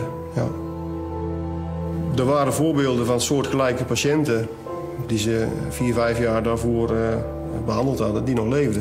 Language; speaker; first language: Dutch; native; Dutch